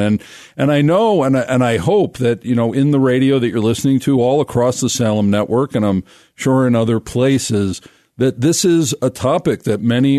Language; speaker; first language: English; native; English